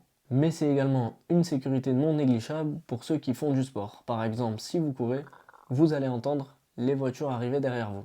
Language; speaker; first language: French; native; French